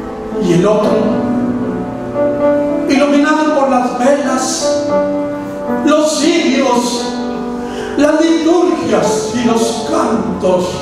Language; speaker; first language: Spanish; native; Spanish